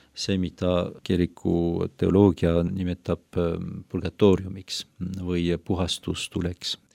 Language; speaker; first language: Estonian; non-native, fluent; French